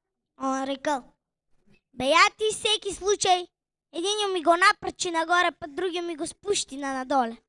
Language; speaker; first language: Bulgarian; native; Bulgarian